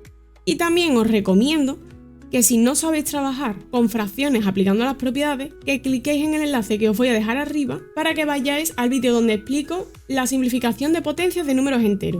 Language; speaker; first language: Spanish; native; Spanish